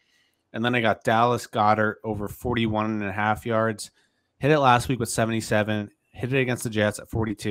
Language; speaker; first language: English; native; English